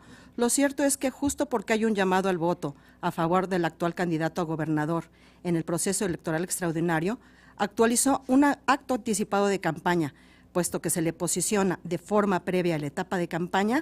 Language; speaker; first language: Spanish; native; Spanish